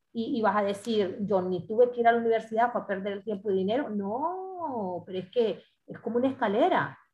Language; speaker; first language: Spanish; native; Spanish